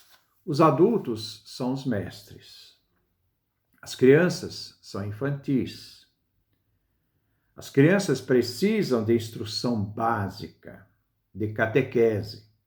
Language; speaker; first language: Portuguese; native; Portuguese